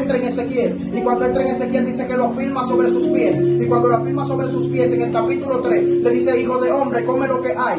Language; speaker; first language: Spanish; native; Spanish